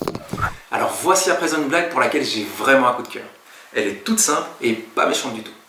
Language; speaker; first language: French; native; French